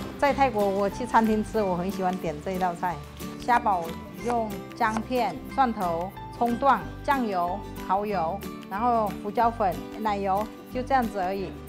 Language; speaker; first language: Chinese; early bilingual, heritage; Chinese